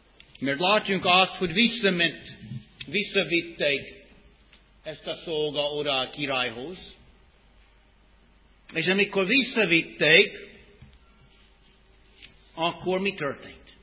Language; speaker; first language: Hungarian; non-native, fluent; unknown